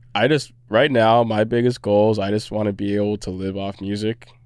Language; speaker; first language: English; native; English